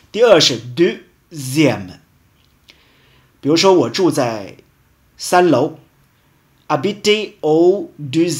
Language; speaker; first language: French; non-native, fluent; Chinese